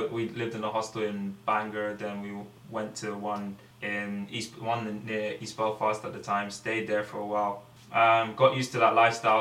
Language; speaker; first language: English; native; English